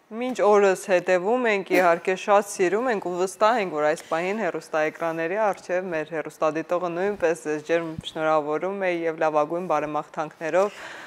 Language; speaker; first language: Armenian; native; Armenian